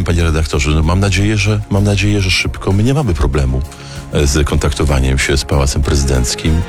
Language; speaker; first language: Polish; native; Polish